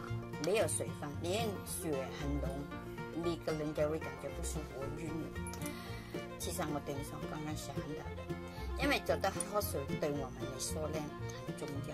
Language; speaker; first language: Chinese; non-native, local second language; Cantonese